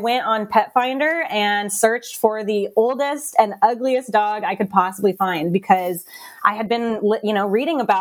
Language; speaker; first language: English; native; English